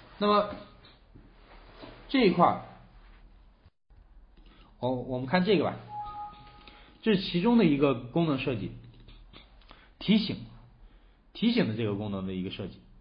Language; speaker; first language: Chinese; native; Chinese